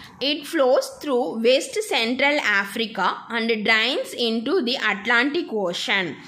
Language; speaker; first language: English; non-native, local second language; Tamil